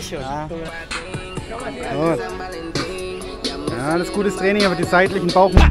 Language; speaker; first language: German; native; German